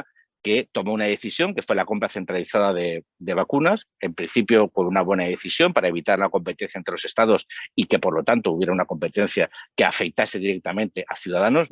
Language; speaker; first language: Spanish; native; Spanish